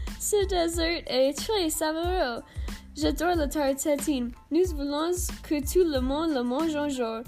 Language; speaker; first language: French; non-native, learner; English